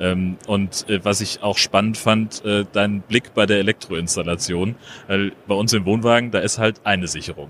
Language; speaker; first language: German; native; German